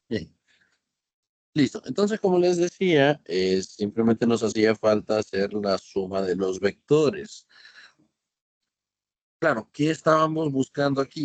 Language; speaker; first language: Spanish; native; Spanish